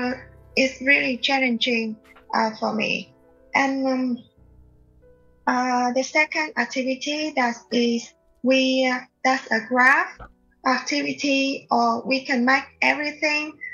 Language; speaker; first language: English; non-native, learner; Vietnamese